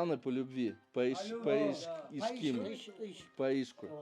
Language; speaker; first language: Russian; native; Russian